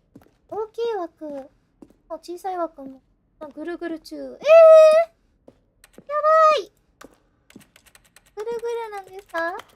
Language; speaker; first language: Japanese; non-native, fluent; English